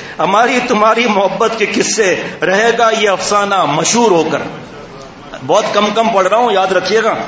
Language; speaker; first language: Urdu; native; Urdu